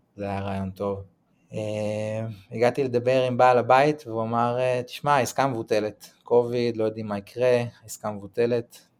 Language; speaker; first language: Hebrew; native; Hebrew